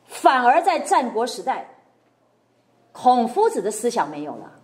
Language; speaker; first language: Chinese; native; Chinese